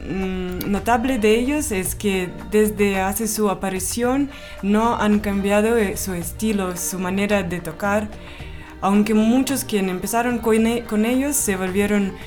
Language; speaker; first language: Spanish; non-native, fluent; Russian